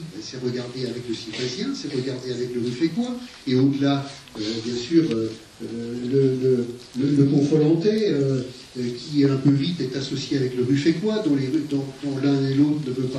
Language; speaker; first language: French; native; French